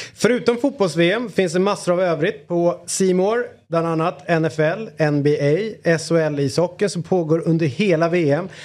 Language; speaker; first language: Swedish; early bilingual, other home language; German